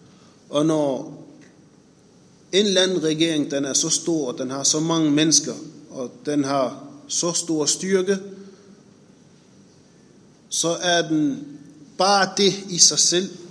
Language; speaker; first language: Danish; non-native, fluent; Arabic